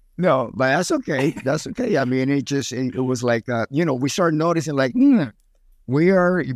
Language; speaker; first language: English; early bilingual, other home language; Spanish